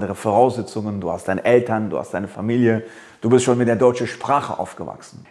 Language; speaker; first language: German; early bilingual, other home language; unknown